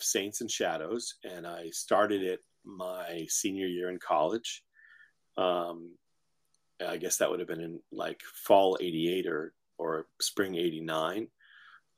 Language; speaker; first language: English; native; English